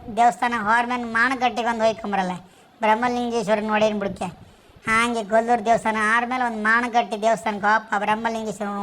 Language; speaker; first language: Kannada; native; Kannada